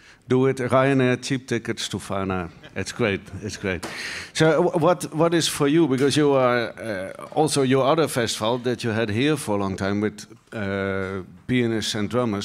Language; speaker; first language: English; non-native, fluent; Dutch